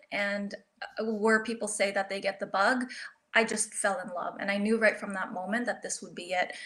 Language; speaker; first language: English; early bilingual, other home language; Filipino